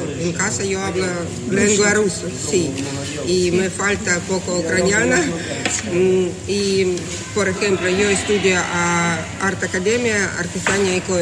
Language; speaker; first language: Spanish; non-native, learner; Russian